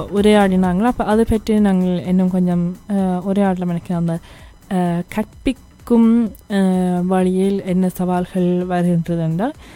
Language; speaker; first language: Tamil; early bilingual, heritage; Tamil